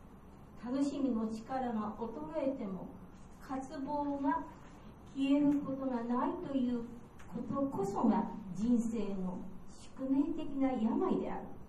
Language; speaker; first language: Japanese; native; Japanese